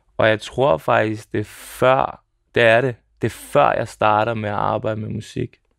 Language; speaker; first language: Danish; early bilingual, other home language; Serbian